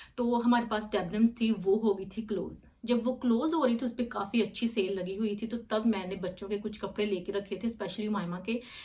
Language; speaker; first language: Urdu; native; Urdu